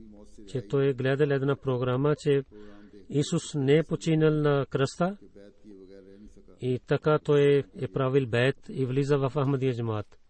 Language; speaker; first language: Bulgarian; non-native, fluent; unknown